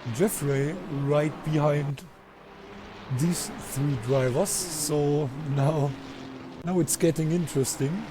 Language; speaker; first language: English; non-native, fluent; German